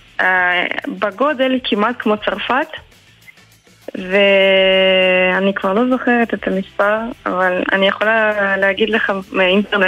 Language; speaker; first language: Hebrew; early bilingual, heritage; Hebrew